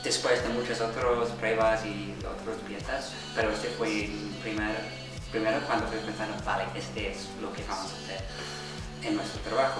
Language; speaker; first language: Spanish; non-native, fluent; English